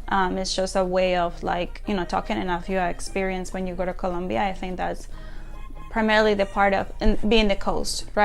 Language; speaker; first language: English; non-native, fluent; Spanish